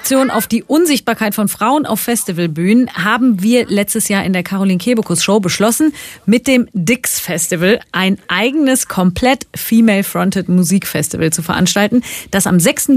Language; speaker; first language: German; native; German